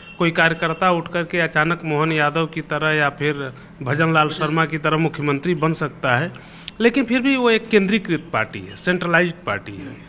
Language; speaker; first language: Hindi; native; Hindi